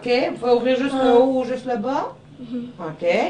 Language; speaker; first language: French; native; French